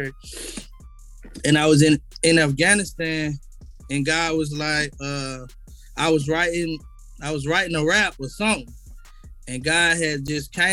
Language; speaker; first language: English; native; English